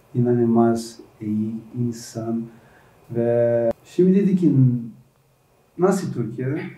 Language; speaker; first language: Turkish; non-native, learner; Portuguese